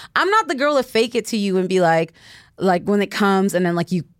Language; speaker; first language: English; non-native, fluent; French